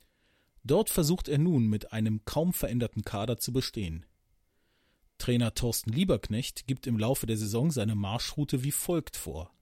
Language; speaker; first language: German; native; German